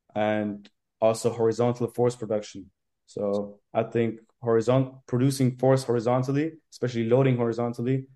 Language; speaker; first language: English; non-native, fluent; German